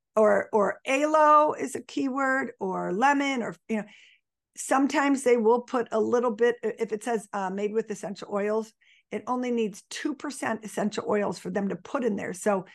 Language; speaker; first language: English; native; English